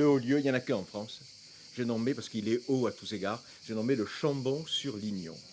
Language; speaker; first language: French; native; French